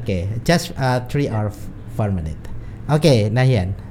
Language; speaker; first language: English; non-native, learner; Indonesian